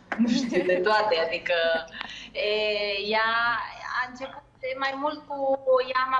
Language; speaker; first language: Romanian; early bilingual, heritage; Spanish